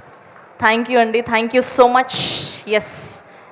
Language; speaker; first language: Telugu; native; Telugu